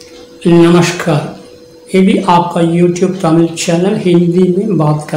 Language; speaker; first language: Hindi; non-native, local second language; Tamil